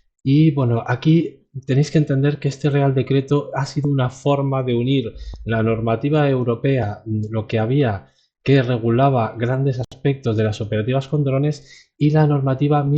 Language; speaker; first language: Spanish; native; Spanish